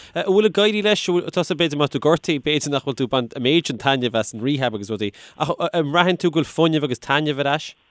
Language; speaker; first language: Irish; native; Irish